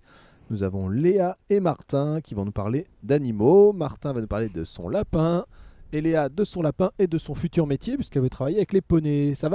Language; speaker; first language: French; native; French